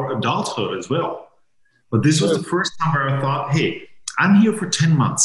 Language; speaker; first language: English; non-native, fluent; German